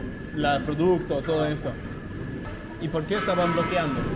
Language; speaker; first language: Spanish; non-native, learner; Danish